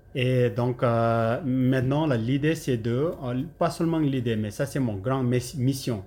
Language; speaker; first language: French; non-native, learner; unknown